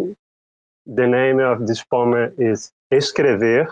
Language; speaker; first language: English; non-native, fluent; Portuguese